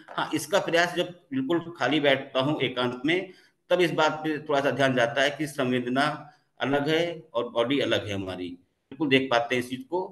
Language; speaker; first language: Hindi; native; Hindi